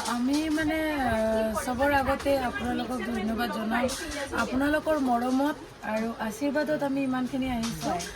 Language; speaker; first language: Assamese; non-native, local second language; Bangla